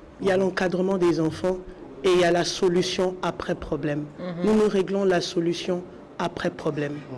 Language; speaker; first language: French; non-native, local second language; Lingala